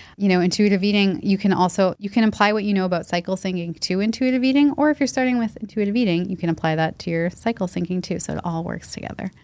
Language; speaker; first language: English; native; English